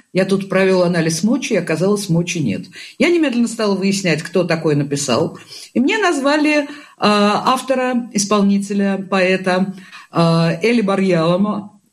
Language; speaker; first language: Russian; native; Russian